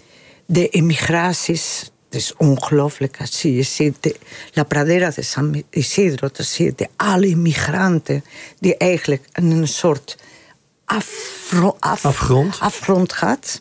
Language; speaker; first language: Dutch; non-native, fluent; Spanish